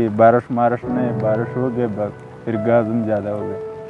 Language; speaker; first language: Hindi; non-native, local second language; Punjabi